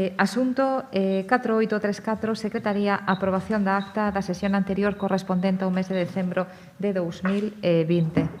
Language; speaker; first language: Spanish; native; Spanish